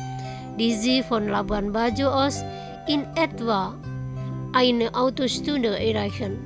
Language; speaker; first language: German; non-native, fluent; Indonesian